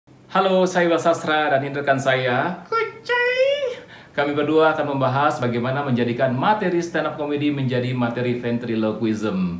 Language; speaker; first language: Indonesian; native; Indonesian